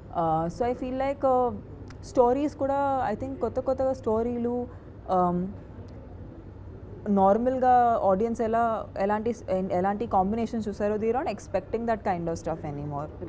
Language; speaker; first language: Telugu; non-native, fluent; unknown